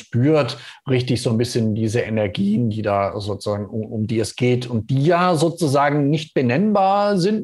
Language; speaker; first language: German; native; German